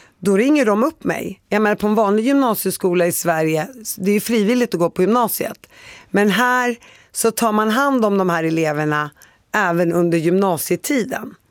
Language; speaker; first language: Swedish; early bilingual, other home language; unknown